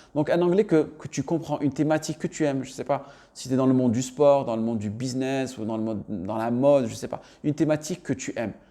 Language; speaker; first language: French; native; French